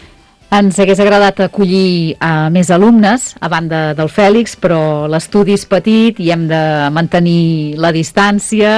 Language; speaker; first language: Catalan; native; Catalan